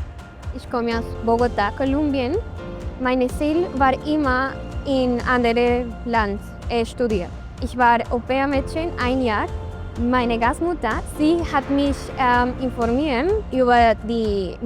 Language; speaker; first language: German; non-native, fluent; Spanish